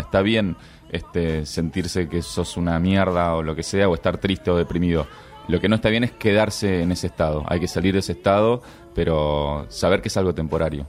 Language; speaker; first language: Spanish; native; Spanish